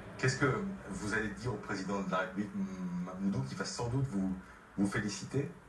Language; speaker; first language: French; native; French